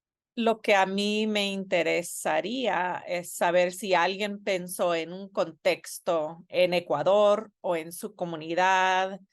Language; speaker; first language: Spanish; non-native, fluent; English